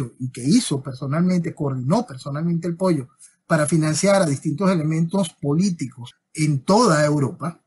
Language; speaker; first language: Spanish; native; Spanish